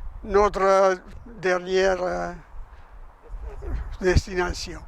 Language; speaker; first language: French; non-native, fluent; Italian